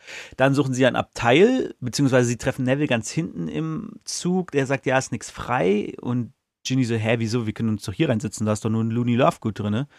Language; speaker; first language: German; native; German